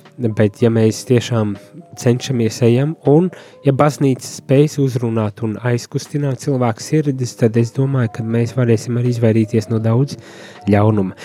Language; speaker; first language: Latvian; native; Latvian